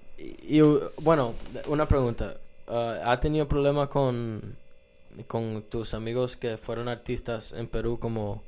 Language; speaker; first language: Spanish; early bilingual, heritage; Spanish